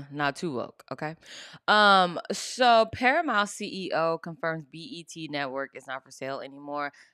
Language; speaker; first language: English; native; English